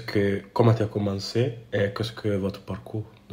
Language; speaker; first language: French; non-native, learner; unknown